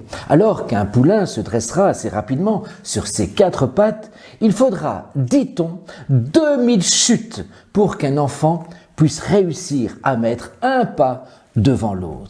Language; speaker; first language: French; native; French